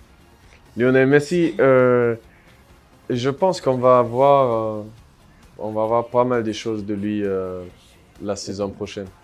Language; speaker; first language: French; non-native, fluent; German